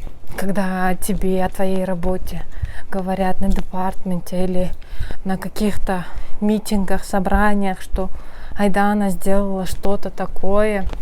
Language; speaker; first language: Russian; non-native, local second language; Kyrgyz